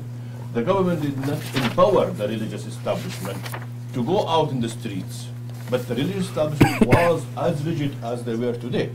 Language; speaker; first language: English; non-native, fluent; Arabic